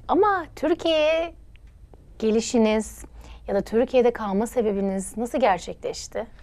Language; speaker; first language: Turkish; native; Turkish